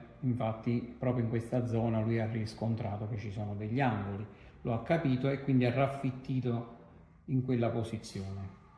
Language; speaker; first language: Italian; native; Italian